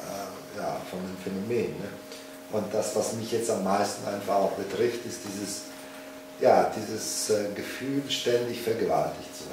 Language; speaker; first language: German; non-native, fluent; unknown